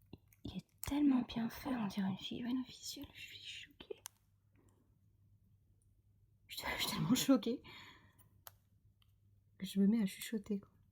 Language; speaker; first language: French; native; French